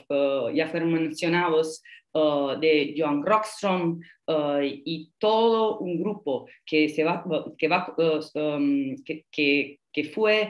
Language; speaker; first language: Spanish; non-native, fluent; Italian